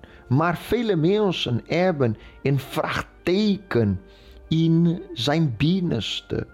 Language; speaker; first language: Dutch; non-native, fluent; Portuguese